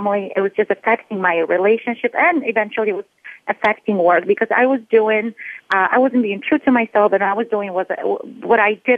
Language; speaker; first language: English; non-native, fluent; Polish